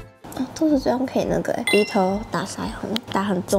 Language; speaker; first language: Chinese; native; Chinese